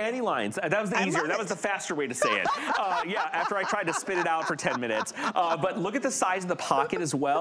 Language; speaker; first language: English; native; English